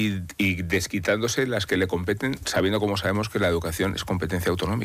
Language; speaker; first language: Spanish; native; Spanish